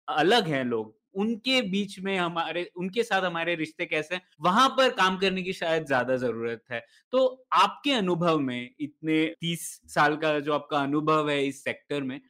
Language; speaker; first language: Hindi; native; Hindi